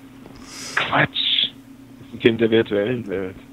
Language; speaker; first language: German; native; German